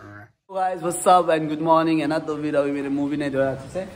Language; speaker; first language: Hindi; non-native, local second language; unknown